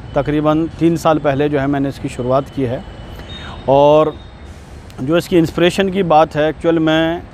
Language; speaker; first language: Hindi; native; Hindi